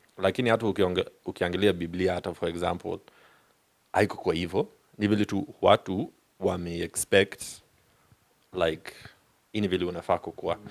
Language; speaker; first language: Swahili; non-native, fluent; English